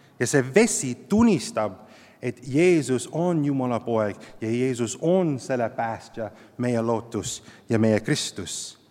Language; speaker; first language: Estonian; non-native, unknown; English